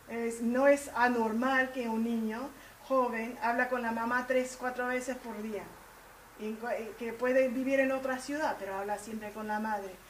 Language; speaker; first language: Spanish; early bilingual, heritage; Spanish